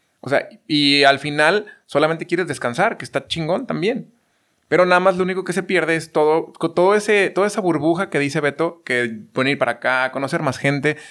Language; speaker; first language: Spanish; native; Spanish